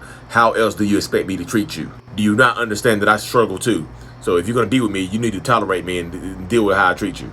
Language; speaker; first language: English; native; English